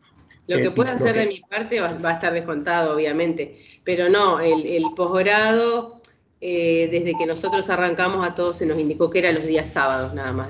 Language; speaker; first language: Spanish; native; Spanish